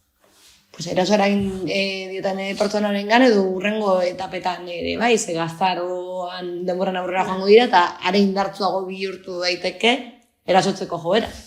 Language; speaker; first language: Basque; native; Basque